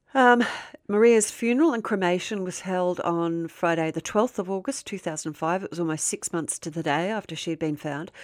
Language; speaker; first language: English; native; English